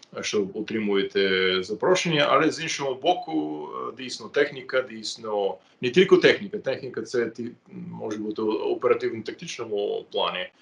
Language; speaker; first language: Ukrainian; non-native, fluent; English